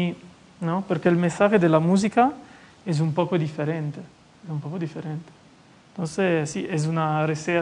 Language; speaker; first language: Spanish; non-native, fluent; Italian